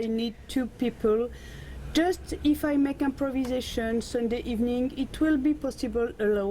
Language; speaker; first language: English; non-native, learner; French